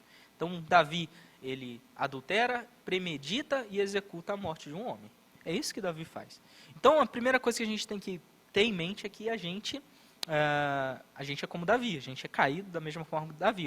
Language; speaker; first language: Portuguese; native; Portuguese